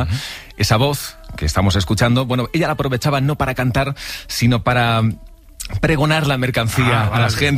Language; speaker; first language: Spanish; native; Spanish